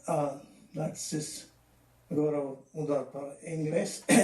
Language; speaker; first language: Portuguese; non-native, learner; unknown